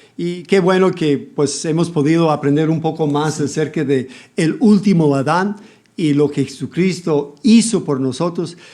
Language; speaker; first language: Spanish; non-native, fluent; English